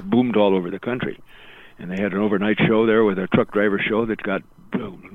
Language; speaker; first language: English; native; English